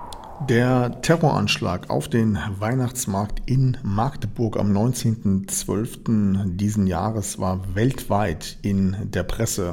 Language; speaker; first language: German; native; German